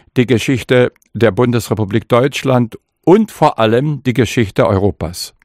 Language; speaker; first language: German; non-native, local second language; Upper Sorbian